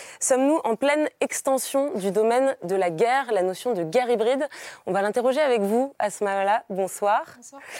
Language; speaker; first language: French; native; French